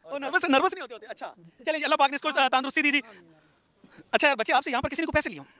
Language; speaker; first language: Urdu; non-native, local second language; Punjabi